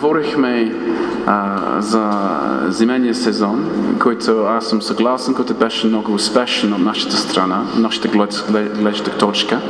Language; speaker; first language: Bulgarian; non-native, fluent; English